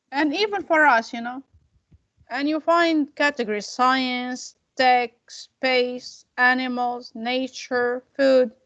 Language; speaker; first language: English; non-native, fluent; Arabic